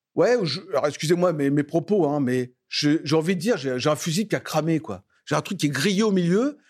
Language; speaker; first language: French; native; French